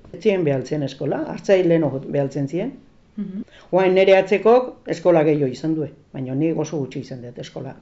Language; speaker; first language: Basque; native; Basque